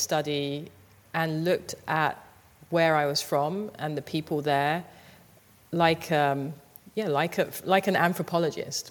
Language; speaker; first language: English; native; English